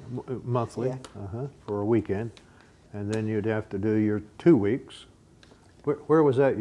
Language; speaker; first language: English; native; English